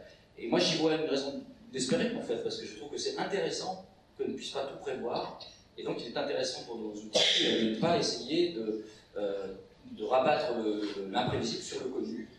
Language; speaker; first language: French; native; French